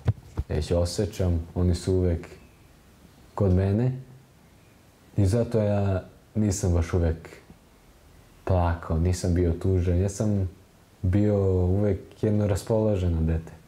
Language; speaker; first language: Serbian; early bilingual, heritage; German